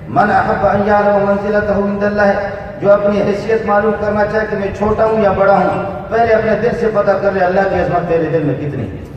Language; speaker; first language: Urdu; non-native, local second language; Brahui